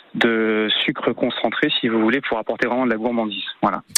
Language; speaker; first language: French; native; French